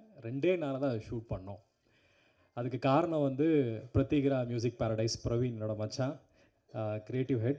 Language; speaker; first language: Tamil; native; Tamil